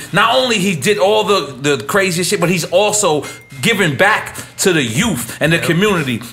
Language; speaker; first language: English; native; English